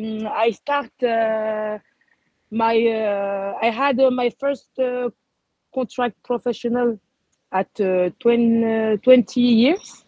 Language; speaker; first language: English; non-native, learner; French